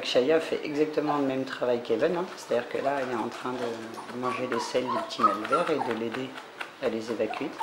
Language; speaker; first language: French; native; French